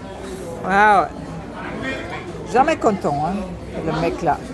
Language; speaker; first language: French; non-native, fluent; German